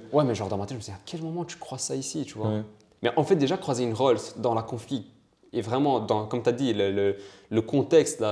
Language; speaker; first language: French; early bilingual, other home language; Italian